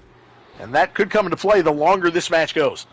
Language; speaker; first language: English; native; English